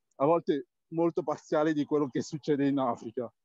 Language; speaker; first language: Italian; early bilingual, other home language; French